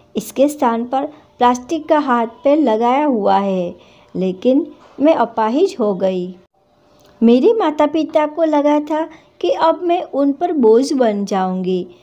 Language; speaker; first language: Hindi; non-native, local second language; Gujarati